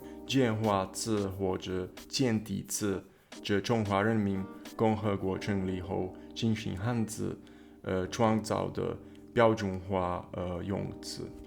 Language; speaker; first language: Chinese; non-native, fluent; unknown